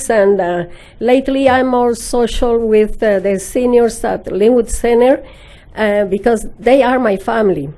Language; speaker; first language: English; non-native, fluent; Spanish